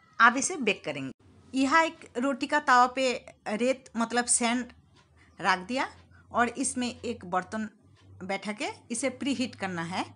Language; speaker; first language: Hindi; non-native, local second language; Bangla